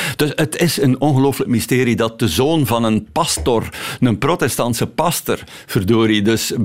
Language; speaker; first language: Dutch; native; Dutch